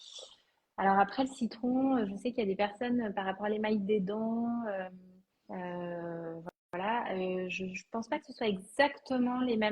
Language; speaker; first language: French; native; French